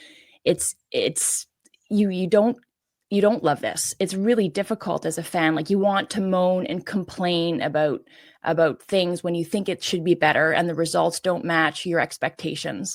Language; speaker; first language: English; native; English